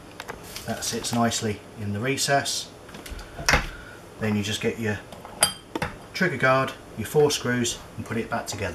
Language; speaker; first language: English; native; English